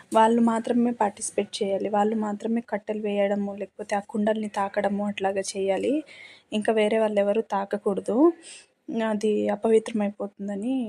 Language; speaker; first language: Telugu; non-native, local second language; Lambadi